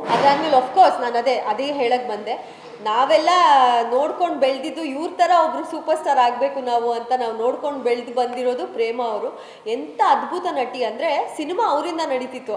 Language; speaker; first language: Kannada; non-native, local second language; Kodava